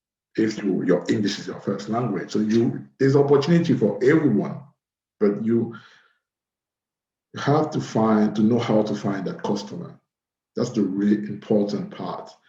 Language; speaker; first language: English; non-native, fluent; French